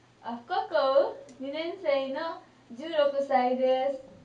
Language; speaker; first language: Japanese; non-native, learner; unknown